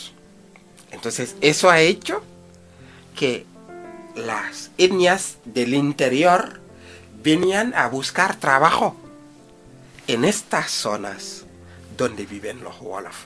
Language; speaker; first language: Spanish; non-native, fluent; Wolof